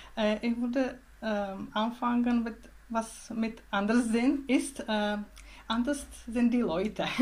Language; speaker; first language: German; non-native, learner; Czech